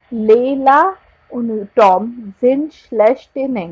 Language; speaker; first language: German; non-native, learner; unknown